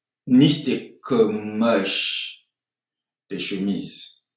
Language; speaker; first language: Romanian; non-native, fluent; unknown